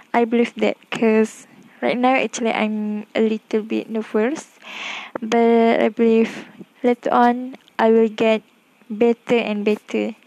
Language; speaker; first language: English; non-native, local second language; Malay